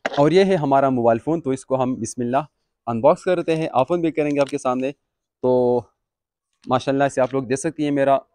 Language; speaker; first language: Urdu; non-native, local second language; Pashto